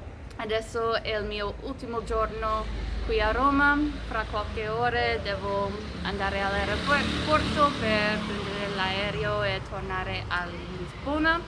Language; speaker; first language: Italian; non-native, fluent; English